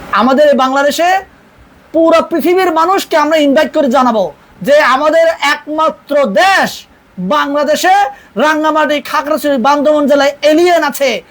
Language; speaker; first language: Bangla; non-native, local second language; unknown